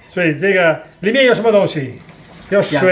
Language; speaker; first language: Chinese; non-native, fluent; Italian